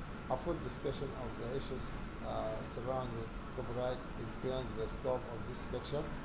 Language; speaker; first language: English; non-native, fluent; Arabic